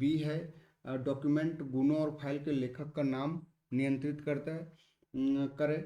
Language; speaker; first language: Hindi; native; Hindi